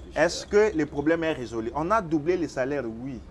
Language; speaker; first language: French; non-native, local second language; Lingala